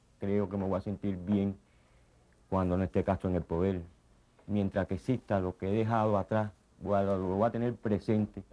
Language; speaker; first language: Spanish; native; Spanish